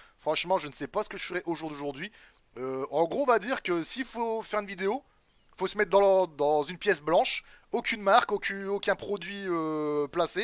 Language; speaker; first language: French; native; French